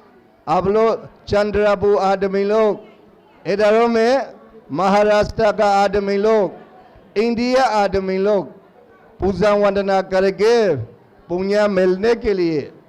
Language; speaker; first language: Hindi; non-native, learner; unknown